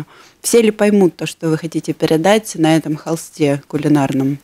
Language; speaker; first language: Russian; native; Russian